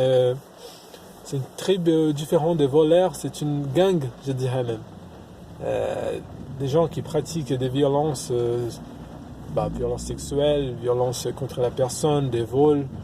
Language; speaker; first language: French; non-native, fluent; Portuguese